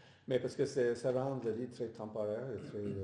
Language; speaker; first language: French; non-native, fluent; English